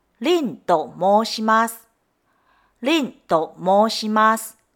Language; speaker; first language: Japanese; non-native, fluent; Chinese